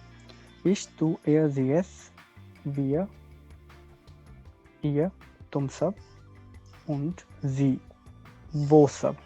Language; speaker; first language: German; non-native, fluent; Urdu